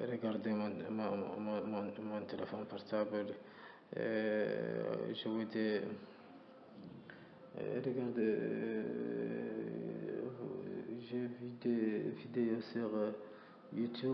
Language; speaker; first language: French; non-native, learner; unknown